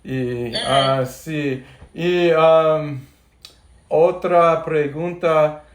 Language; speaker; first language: Spanish; non-native, fluent; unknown